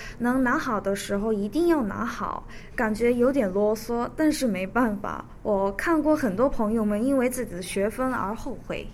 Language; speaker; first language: Chinese; early bilingual, other home language; Korean